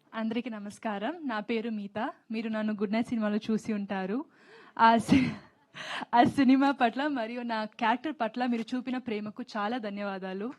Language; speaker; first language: Telugu; non-native, learner; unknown